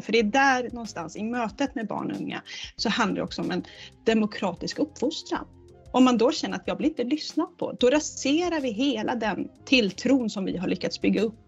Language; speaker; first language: Swedish; native; Swedish